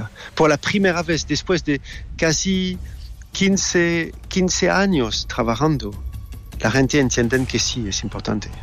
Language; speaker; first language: Spanish; non-native, fluent; French